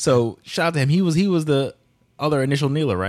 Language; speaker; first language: English; native; English